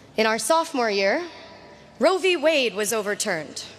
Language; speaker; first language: English; native; English